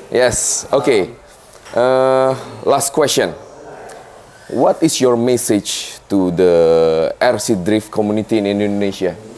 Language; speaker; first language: English; non-native, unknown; Indonesian